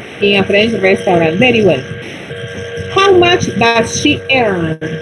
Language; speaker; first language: English; non-native, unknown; Spanish